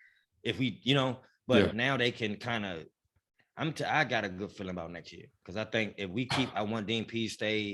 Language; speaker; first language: English; native; English